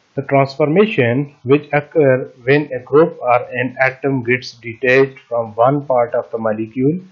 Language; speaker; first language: English; non-native, local second language; Hindi